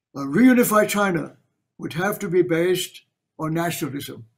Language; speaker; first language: English; non-native, local second language; Chinese